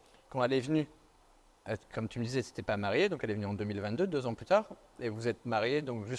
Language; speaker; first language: French; native; French